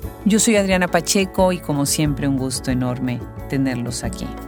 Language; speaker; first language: Spanish; native; Spanish